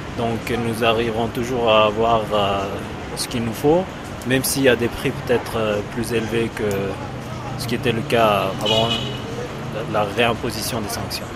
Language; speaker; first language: French; non-native, fluent; Persian